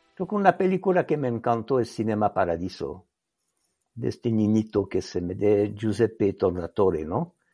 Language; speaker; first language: Spanish; non-native, fluent; French